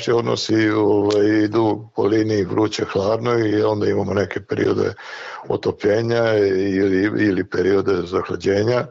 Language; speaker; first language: Croatian; native; Croatian